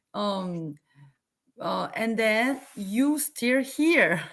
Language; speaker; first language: English; non-native, learner; Korean